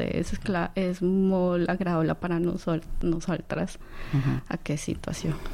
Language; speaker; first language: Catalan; non-native, learner; Spanish